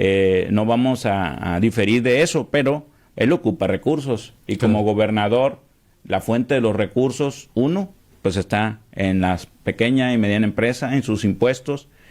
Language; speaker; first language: Spanish; native; Spanish